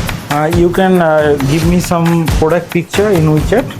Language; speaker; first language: English; non-native, learner; Bangla